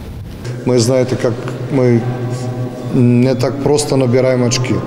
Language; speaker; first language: Russian; non-native, fluent; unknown